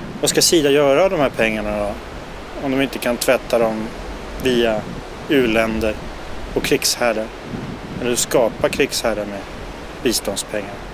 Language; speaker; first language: Swedish; native; Swedish